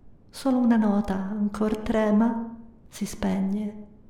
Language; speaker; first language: Italian; native; Italian